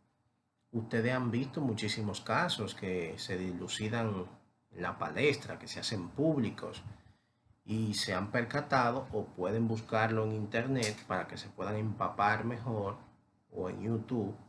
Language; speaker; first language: Spanish; native; Spanish